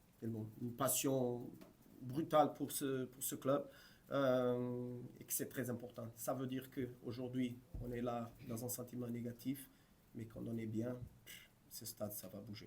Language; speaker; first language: French; non-native, fluent; Portuguese